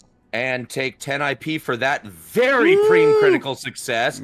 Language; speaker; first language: English; native; English